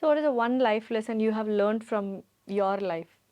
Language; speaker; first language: Telugu; native; Telugu